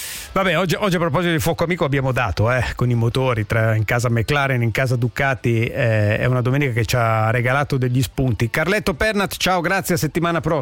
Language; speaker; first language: Italian; native; Italian